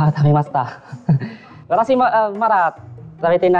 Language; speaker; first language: Japanese; non-native, learner; Vietnamese